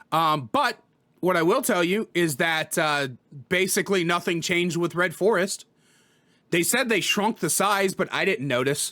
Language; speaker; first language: English; native; English